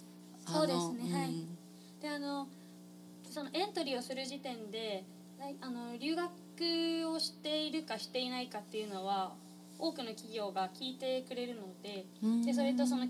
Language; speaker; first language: Japanese; native; Japanese